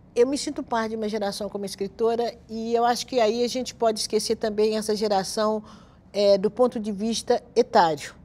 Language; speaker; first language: Portuguese; native; Portuguese